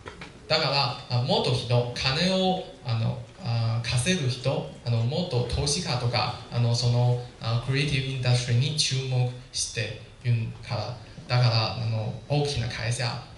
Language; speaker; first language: Japanese; non-native, learner; Chinese